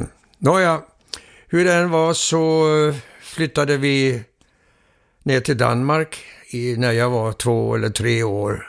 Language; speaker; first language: Swedish; early bilingual, heritage; Swedish